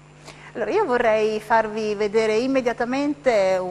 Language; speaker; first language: Italian; native; Italian